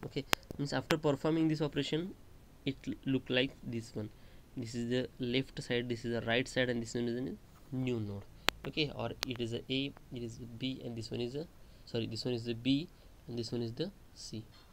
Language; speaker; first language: English; non-native, local second language; Marathi